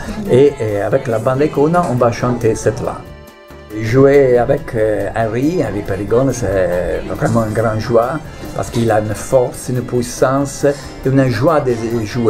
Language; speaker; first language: French; non-native, fluent; Italian